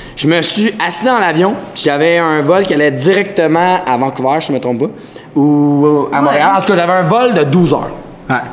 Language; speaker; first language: French; native; French